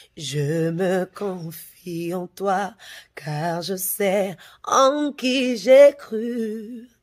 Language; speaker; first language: French; non-native, local second language; Lingala